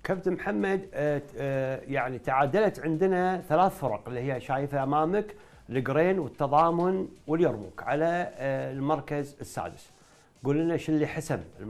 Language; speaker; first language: Arabic; native; Arabic